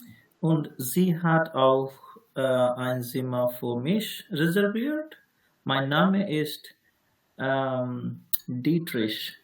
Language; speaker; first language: German; non-native, learner; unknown